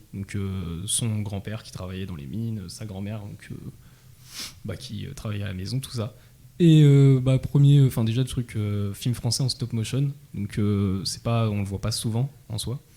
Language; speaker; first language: French; native; French